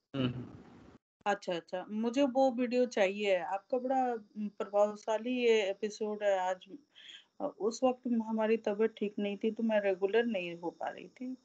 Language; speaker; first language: Hindi; native; Hindi